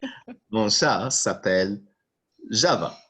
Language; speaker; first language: French; non-native, local second language; Arabic